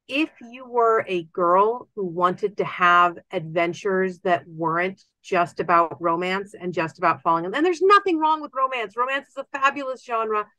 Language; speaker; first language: English; native; English